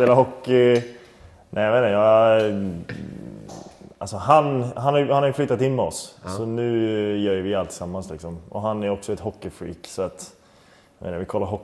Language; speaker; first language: Swedish; native; Swedish